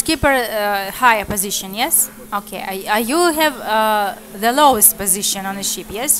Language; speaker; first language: English; non-native, learner; Russian